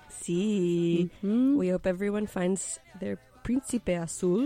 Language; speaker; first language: English; native; English